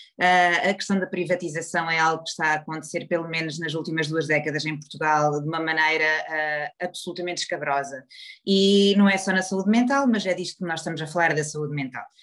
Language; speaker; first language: Portuguese; native; Portuguese